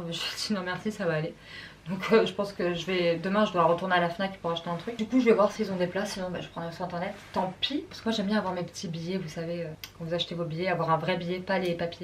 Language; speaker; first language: French; native; French